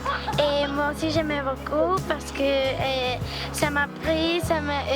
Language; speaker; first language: French; non-native, learner; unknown